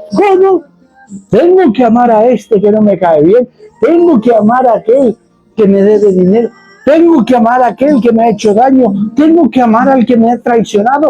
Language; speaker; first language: Spanish; native; Spanish